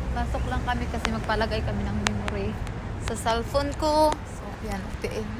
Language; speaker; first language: Filipino; non-native, local second language; Cebuano